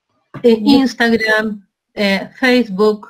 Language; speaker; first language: English; non-native, learner; Spanish